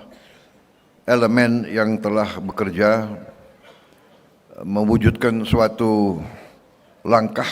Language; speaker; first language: Indonesian; native; Indonesian